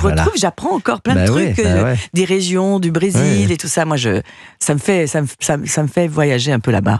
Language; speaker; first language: French; early bilingual, other home language; Portuguese